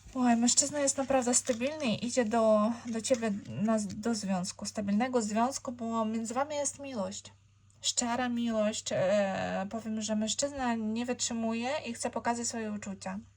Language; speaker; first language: Polish; non-native, learner; Ukrainian